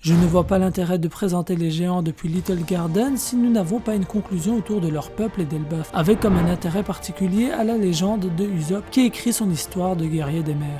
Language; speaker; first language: French; native; French